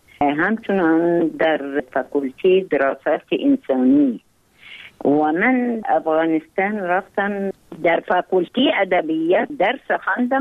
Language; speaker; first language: Persian; non-native, fluent; Arabic